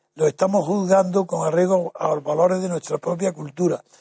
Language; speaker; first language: Spanish; native; Spanish